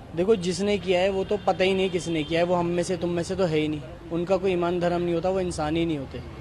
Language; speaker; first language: Hindi; native; Hindi